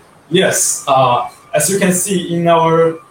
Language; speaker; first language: English; non-native, learner; Chinese